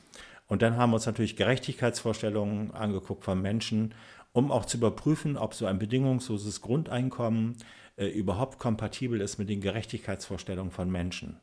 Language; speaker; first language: German; native; German